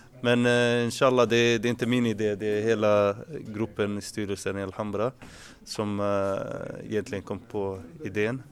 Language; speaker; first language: Swedish; non-native, fluent; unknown